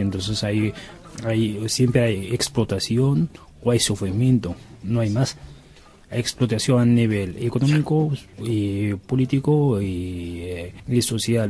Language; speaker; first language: Spanish; non-native, learner; Arabic